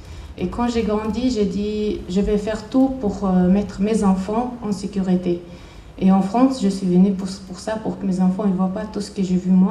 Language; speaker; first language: French; non-native, fluent; Chechen